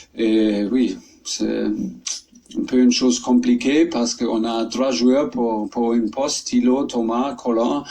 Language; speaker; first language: French; non-native, learner; German